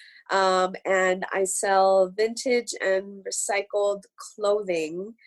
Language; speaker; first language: English; early bilingual, other home language; Spanish